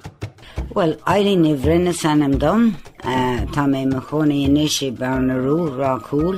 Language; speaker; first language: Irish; non-native, local second language; English